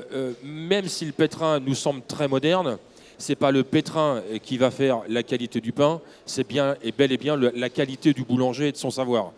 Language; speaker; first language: French; native; French